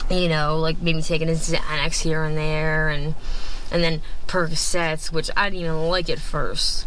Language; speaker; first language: English; native; English